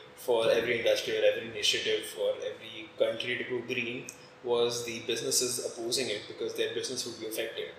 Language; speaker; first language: English; non-native, local second language; Hindi